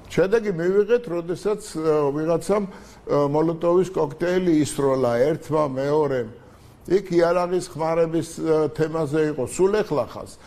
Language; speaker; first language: Georgian; native; Georgian